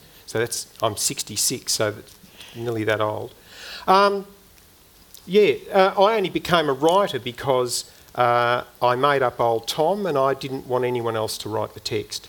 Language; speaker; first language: English; native; English